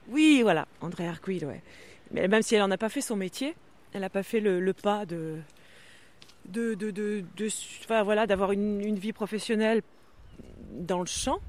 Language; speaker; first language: French; non-native, local second language; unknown